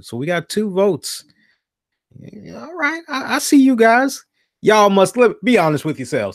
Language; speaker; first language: English; native; English